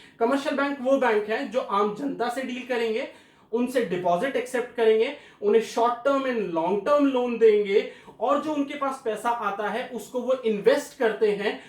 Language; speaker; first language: Hindi; native; Hindi